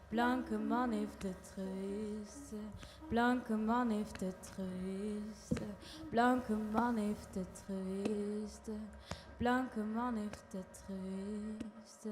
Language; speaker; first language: Dutch; early bilingual, other home language; Kinyarwanda